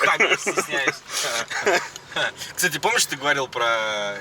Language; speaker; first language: Russian; native; Russian